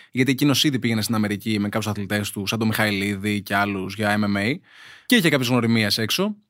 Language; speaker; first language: Greek; native; Greek